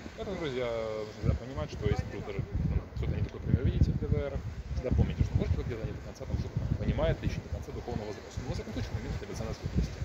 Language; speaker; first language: Russian; native; Russian